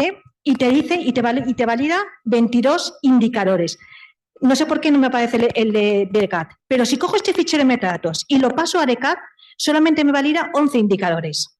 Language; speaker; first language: Spanish; native; Spanish